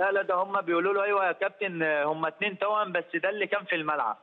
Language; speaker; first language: Arabic; native; Arabic